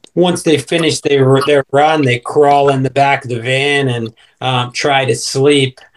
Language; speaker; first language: English; native; English